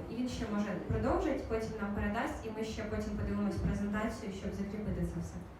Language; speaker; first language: Ukrainian; native; Ukrainian